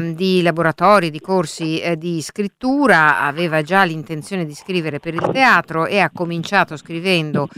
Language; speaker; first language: Italian; native; Italian